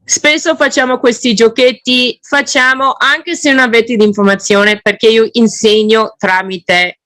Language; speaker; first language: Italian; non-native, fluent; English